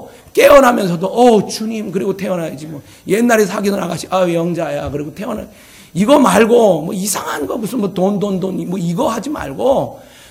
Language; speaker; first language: Korean; native; Korean